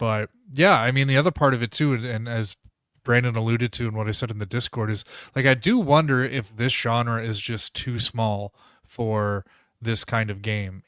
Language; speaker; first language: English; native; English